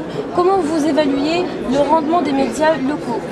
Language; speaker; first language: French; non-native, local second language; Arabic